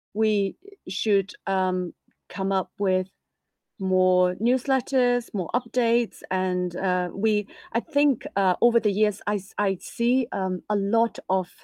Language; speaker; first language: English; non-native, local second language; Cantonese